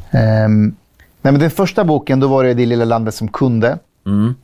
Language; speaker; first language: Swedish; early bilingual, other home language; Persian